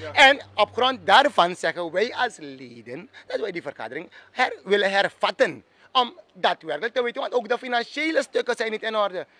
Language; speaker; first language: Dutch; native; Dutch